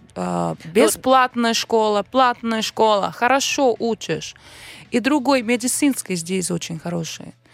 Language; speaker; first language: Russian; non-native, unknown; Portuguese